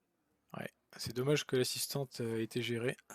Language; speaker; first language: French; native; French